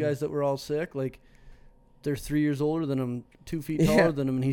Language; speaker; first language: English; native; English